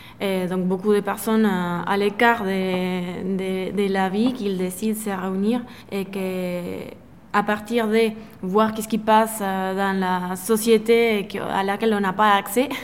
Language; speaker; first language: French; non-native, fluent; Spanish